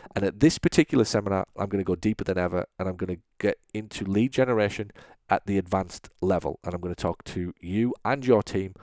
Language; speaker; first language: English; native; English